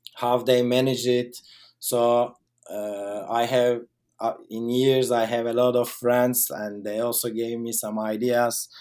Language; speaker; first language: English; non-native, fluent; Turkish